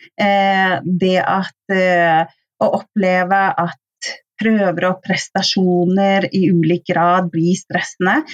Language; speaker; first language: Norwegian; native; Norwegian